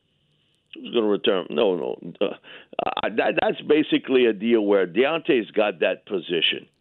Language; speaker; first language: English; native; English